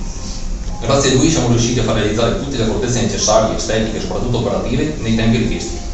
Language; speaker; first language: Italian; native; Italian